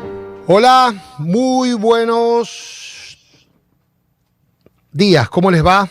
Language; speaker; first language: Spanish; native; Spanish